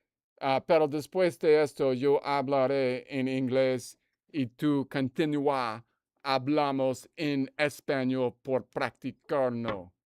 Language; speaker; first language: Spanish; non-native, learner; English